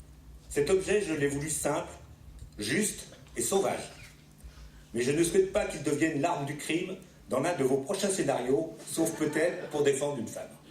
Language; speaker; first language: French; native; French